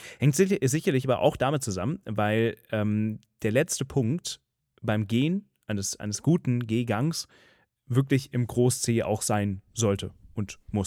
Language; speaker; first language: German; native; German